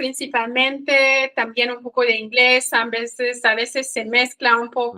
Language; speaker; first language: Spanish; non-native, fluent; Kikuyu